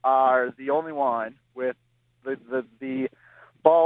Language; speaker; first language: English; native; English